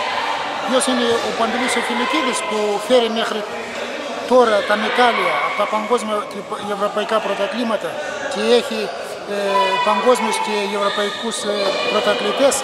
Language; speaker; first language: Greek; non-native, learner; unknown